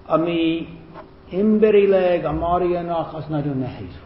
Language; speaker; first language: Hungarian; non-native, fluent; English